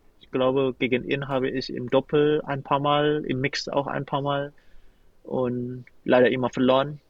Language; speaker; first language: German; non-native, fluent; Indonesian